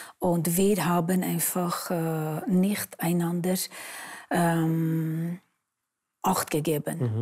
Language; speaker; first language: German; non-native, fluent; Armenian